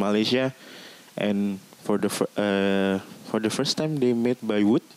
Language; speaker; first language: English; non-native, learner; Indonesian